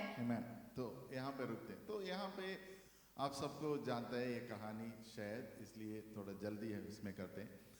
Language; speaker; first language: Hindi; non-native, local second language; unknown